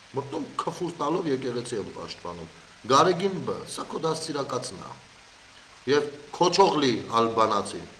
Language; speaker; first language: Armenian; native; Armenian